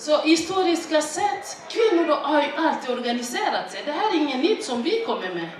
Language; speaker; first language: Swedish; non-native, fluent; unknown